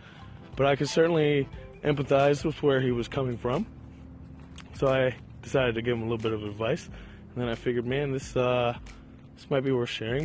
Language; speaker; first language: English; native; English